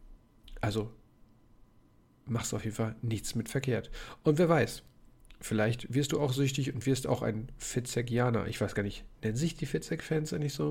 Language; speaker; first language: German; native; German